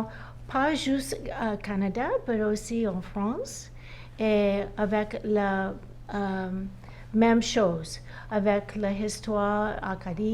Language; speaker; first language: French; non-native, learner; English